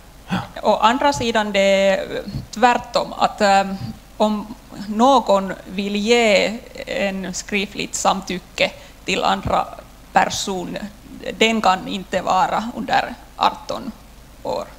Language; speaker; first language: Swedish; non-native, local second language; Finnish